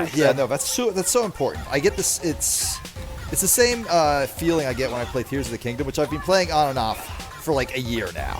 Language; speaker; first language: English; native; English